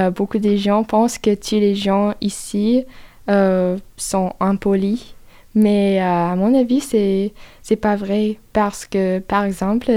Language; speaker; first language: French; non-native, fluent; English